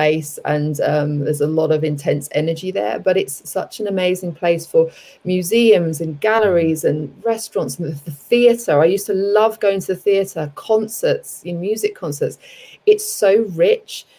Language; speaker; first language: English; native; English